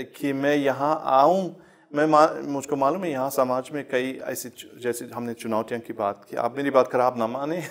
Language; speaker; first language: Urdu; non-native, fluent; German